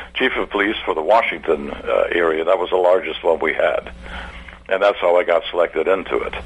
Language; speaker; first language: English; early bilingual, other home language; German